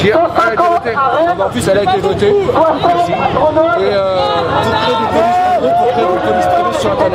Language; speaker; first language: French; native; French